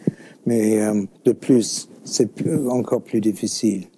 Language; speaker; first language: French; non-native, fluent; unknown